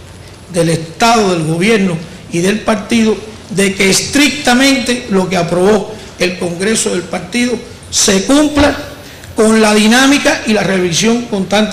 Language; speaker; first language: Spanish; native; Spanish